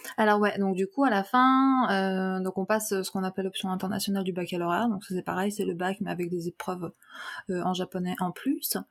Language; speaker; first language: French; native; French